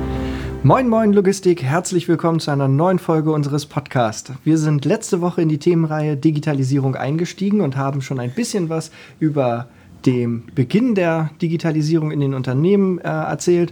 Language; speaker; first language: German; native; German